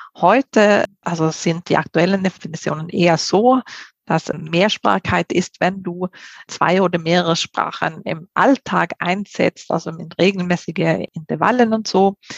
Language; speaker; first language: German; non-native, fluent; Swedish